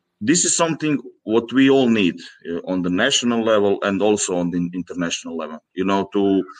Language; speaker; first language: English; non-native, fluent; Greek